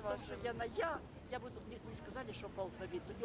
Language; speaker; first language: Russian; native; Russian